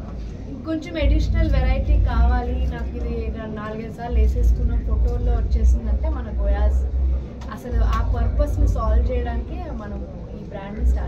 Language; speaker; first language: Telugu; native; Telugu